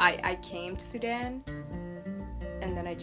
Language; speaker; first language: English; non-native, fluent; Tigrinya